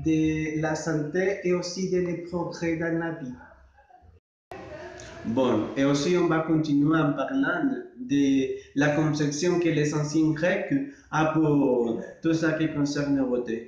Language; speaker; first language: French; non-native, learner; Spanish